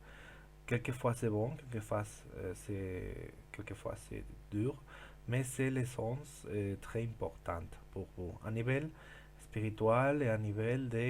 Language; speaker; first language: French; non-native, learner; Spanish